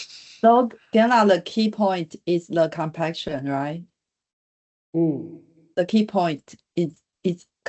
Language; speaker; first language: English; non-native, learner; Chinese